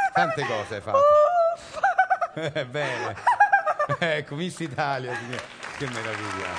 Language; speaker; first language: Italian; native; Italian